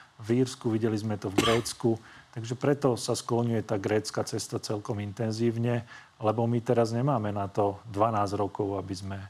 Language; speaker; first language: Slovak; non-native, local second language; Hungarian